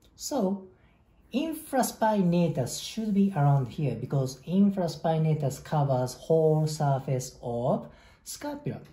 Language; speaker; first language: English; non-native, fluent; Japanese